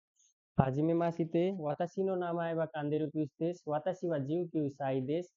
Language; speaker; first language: Japanese; non-native, learner; Nepali